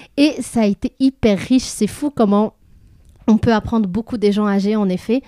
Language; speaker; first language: French; native; French